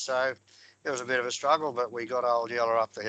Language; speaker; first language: English; native; English